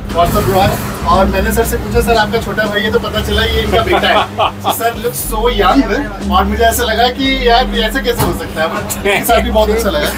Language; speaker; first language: Hindi; native; Hindi